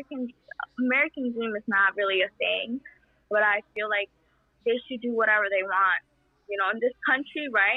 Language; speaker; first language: English; non-native, fluent; Spanish